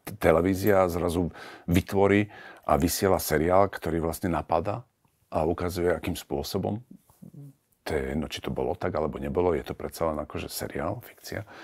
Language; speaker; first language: Slovak; native; Slovak